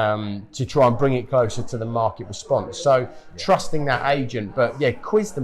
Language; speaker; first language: English; native; English